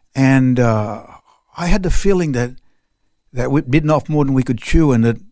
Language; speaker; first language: English; non-native, local second language; French